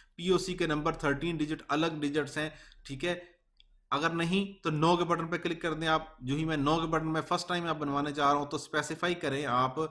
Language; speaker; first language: Urdu; native; Urdu